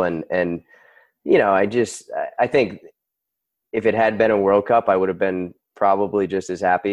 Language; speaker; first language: English; native; English